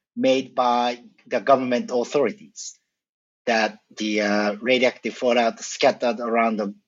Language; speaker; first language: English; non-native, fluent; Japanese